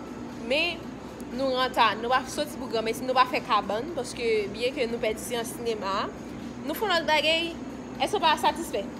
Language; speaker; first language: French; non-native, local second language; Haitian Creole